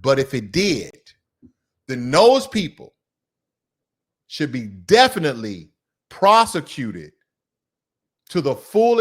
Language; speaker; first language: English; native; English